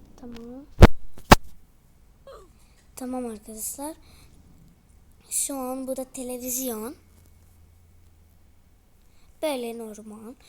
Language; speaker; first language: Turkish; early bilingual, heritage; Turkish